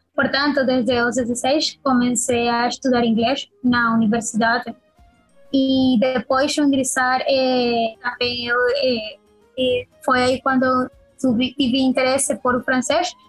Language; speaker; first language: Portuguese; non-native, learner; Spanish